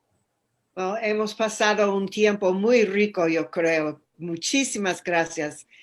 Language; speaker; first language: Spanish; non-native, fluent; English